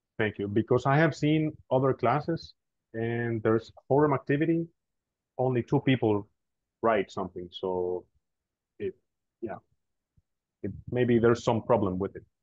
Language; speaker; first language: English; non-native, fluent; Spanish